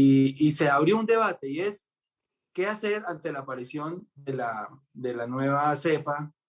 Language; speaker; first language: Spanish; native; Spanish